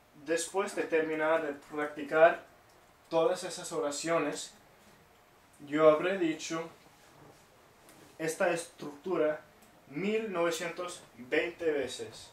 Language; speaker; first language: Spanish; non-native, fluent; English